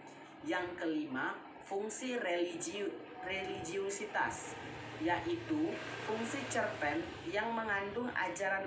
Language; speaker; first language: Indonesian; native; Indonesian